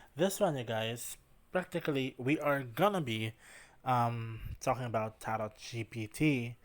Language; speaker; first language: English; non-native, local second language; Filipino